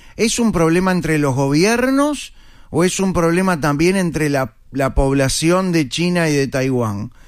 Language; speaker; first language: Spanish; native; Spanish